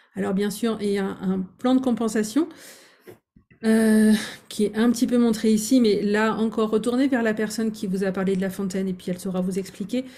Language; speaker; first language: French; native; French